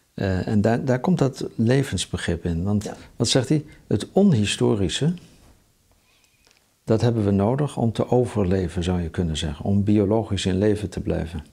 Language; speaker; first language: Dutch; native; Dutch